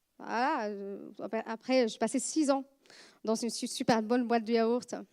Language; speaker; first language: French; non-native, fluent; Arabic